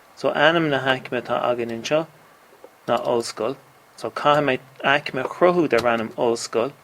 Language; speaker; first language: Irish; native; Irish